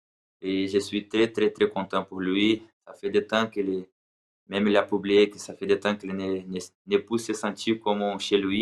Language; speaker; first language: French; non-native, learner; Portuguese